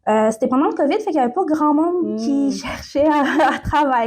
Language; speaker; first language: French; native; French